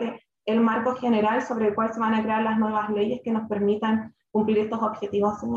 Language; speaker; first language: Spanish; native; Spanish